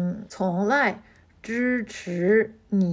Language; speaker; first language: Chinese; non-native, fluent; Turkmen